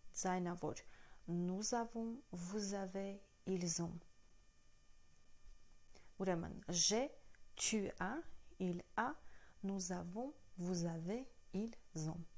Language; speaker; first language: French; non-native, fluent; Armenian